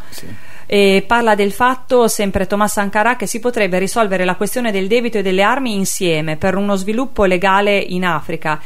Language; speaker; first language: Italian; native; Italian